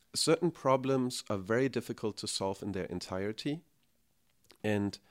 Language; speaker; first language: English; non-native, fluent; German